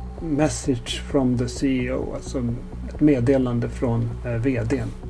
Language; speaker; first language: Swedish; native; Swedish